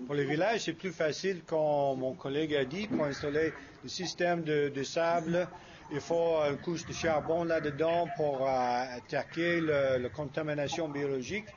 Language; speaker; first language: French; non-native, fluent; English